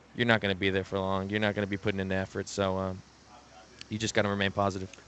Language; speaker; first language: English; native; English